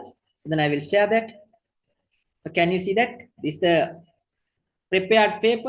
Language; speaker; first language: English; non-native, local second language; Sinhala